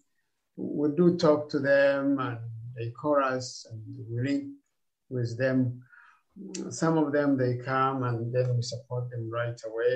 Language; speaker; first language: English; non-native, local second language; Kinyarwanda